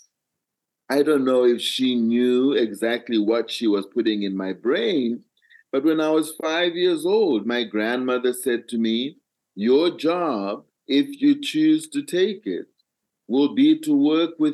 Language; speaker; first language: English; non-native, local second language; Nyanja